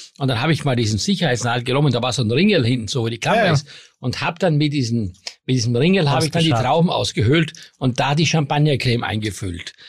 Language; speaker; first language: German; native; German